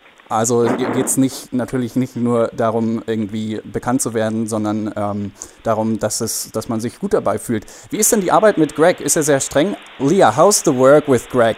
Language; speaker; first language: German; native; German